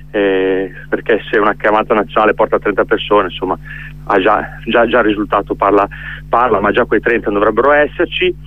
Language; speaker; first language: Italian; native; Italian